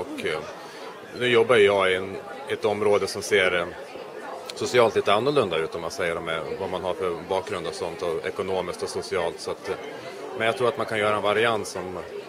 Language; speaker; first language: Swedish; native; Swedish